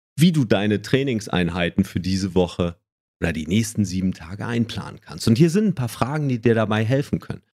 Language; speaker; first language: German; native; German